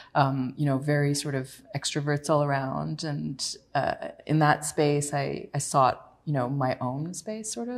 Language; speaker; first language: English; native; English